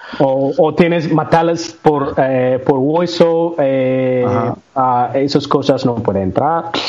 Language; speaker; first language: Spanish; non-native, learner; Tamil